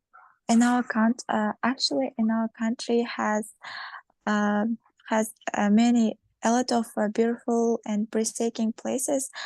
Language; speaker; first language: English; non-native, learner; Kazakh